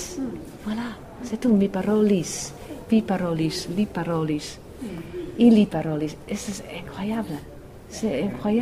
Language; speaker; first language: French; non-native, fluent; Western Frisian